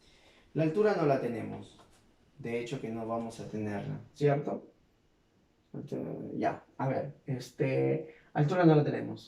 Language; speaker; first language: Spanish; native; Spanish